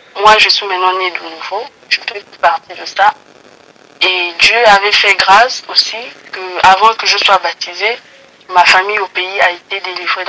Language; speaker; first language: French; non-native, local second language; Lingala